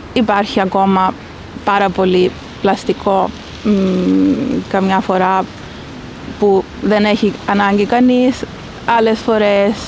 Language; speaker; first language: Greek; early bilingual, heritage; Greek